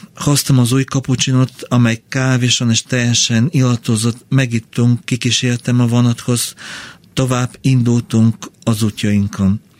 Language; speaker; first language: Hungarian; non-native, fluent; Bulgarian